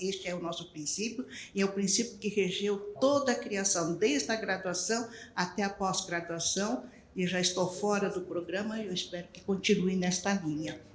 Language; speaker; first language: Portuguese; non-native, local second language; Japanese